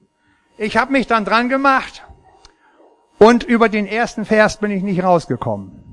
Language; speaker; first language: German; native; German